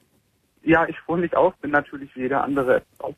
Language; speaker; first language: German; native; German